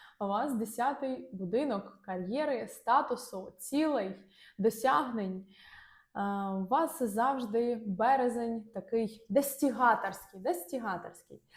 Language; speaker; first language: Ukrainian; non-native, local second language; Russian